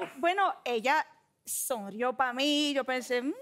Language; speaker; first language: Spanish; non-native, learner; Portuguese